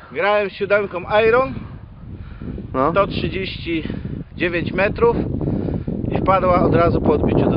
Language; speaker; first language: Polish; native; Polish